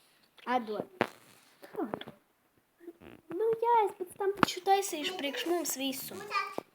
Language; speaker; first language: Latvian; non-native, local second language; Russian